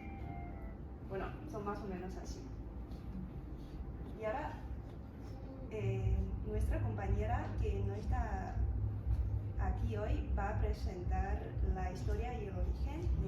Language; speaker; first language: Spanish; non-native, fluent; Chinese